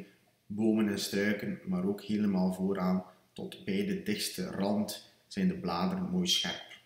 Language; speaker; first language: Dutch; native; Dutch